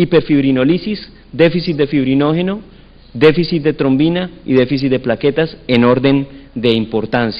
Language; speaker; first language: Spanish; native; Spanish